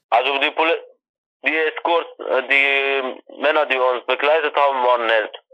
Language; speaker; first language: German; non-native, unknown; Persian